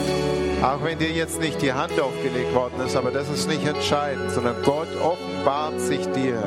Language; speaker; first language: German; native; German